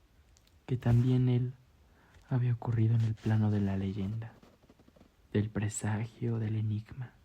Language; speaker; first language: Spanish; native; Spanish